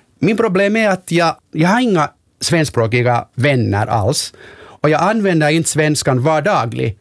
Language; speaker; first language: Swedish; non-native, local second language; Finnish